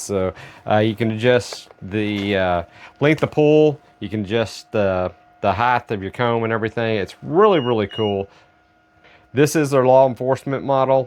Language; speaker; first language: English; native; English